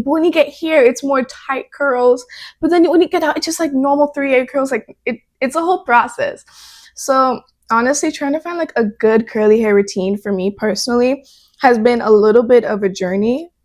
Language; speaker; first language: English; native; English